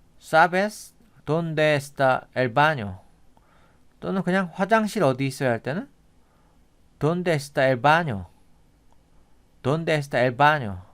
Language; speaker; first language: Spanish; non-native, learner; Korean